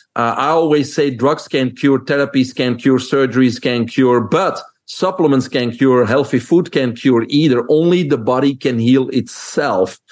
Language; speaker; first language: English; non-native, fluent; French